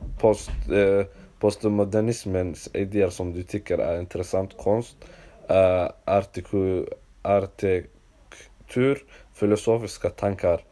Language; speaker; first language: Swedish; non-native, local second language; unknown